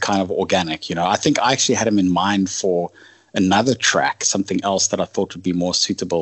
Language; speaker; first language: English; native; English